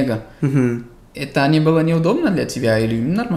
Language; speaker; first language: Russian; non-native, fluent; English